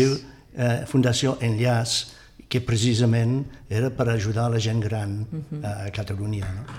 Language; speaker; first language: Catalan; non-native, fluent; English